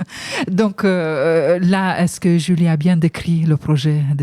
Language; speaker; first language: French; native; French